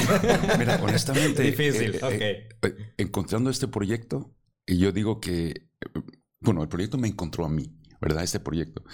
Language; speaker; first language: Spanish; early bilingual, heritage; Spanish